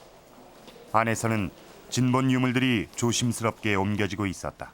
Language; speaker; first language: Korean; native; Korean